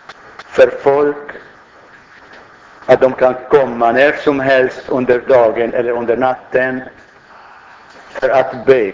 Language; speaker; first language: Swedish; non-native, fluent; Arabic